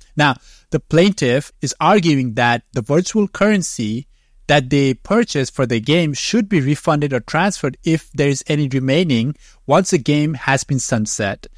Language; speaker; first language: English; non-native, fluent; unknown